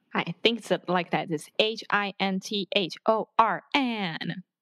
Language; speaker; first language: English; non-native, fluent; Portuguese